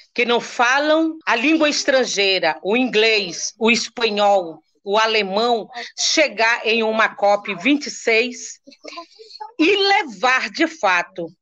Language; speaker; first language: Portuguese; non-native, local second language; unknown